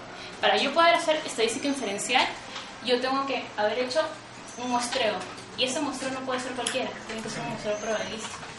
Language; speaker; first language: Spanish; native; Spanish